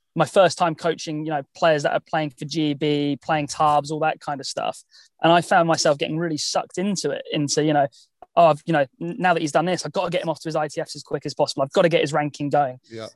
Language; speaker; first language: English; native; English